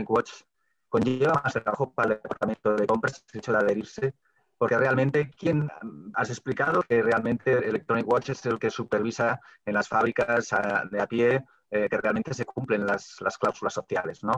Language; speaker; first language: Spanish; native; Spanish